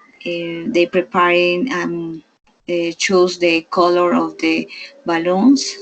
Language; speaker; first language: English; non-native, learner; Spanish